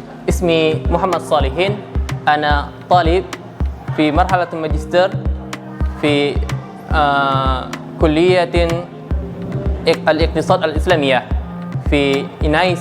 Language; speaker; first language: Arabic; non-native, learner; Indonesian